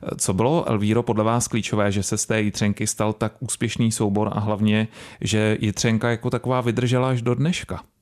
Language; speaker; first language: Czech; native; Czech